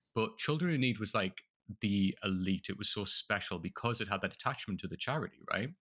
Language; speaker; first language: English; native; English